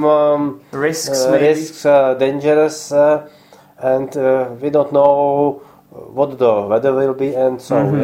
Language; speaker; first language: English; non-native, learner; Czech